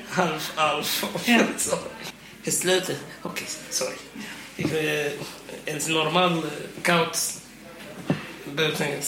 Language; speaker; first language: Dutch; non-native, learner; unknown